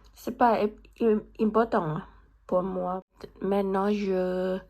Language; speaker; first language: French; non-native, learner; Thai